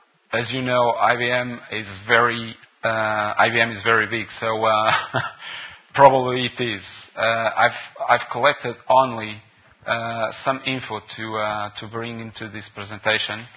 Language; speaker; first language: English; non-native, fluent; Portuguese